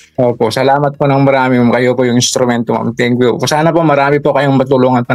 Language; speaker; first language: Filipino; non-native, local second language; Iloko